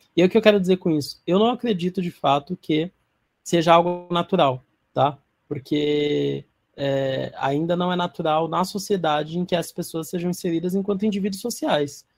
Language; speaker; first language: Portuguese; non-native, learner; Arabic